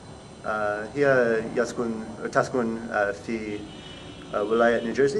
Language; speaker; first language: Arabic; non-native, learner; English